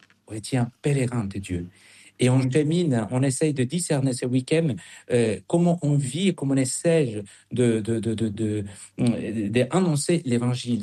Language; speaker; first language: French; non-native, fluent; Spanish